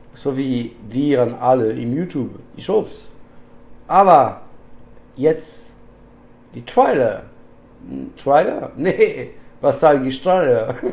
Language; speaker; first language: German; non-native, learner; French